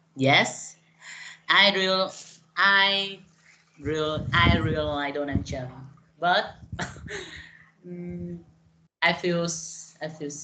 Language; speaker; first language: English; non-native, learner; Vietnamese